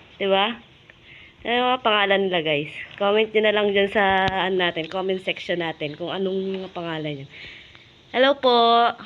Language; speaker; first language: Filipino; native; Filipino